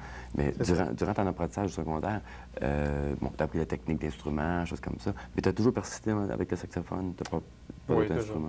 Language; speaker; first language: French; native; French